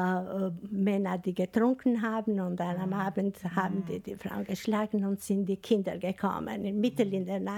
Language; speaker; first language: German; non-native, fluent; Albanian